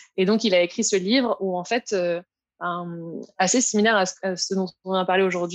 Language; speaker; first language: French; native; French